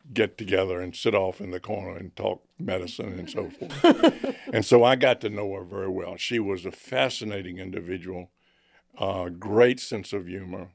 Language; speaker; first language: English; native; English